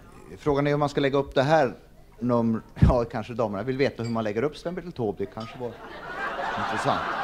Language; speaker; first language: Swedish; native; Swedish